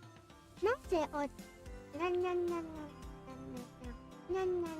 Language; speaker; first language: Japanese; non-native, learner; English